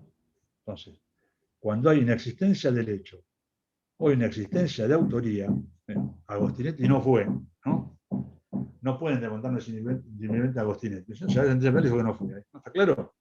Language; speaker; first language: Spanish; native; Spanish